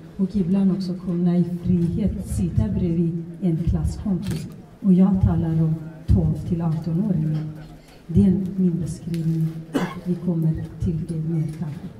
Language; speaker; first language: Swedish; non-native, fluent; Central Kurdish